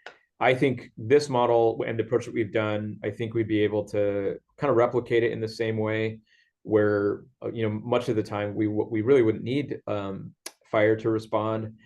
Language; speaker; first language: English; native; English